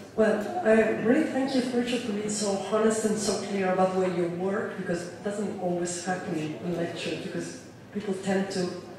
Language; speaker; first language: English; non-native, fluent; Italian